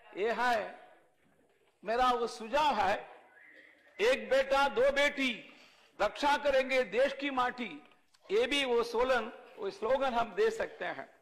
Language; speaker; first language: Hindi; non-native, local second language; Tamil